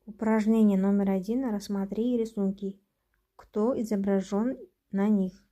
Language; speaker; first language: Russian; non-native, local second language; Kazakh